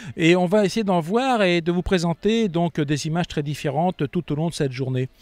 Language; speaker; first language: French; native; French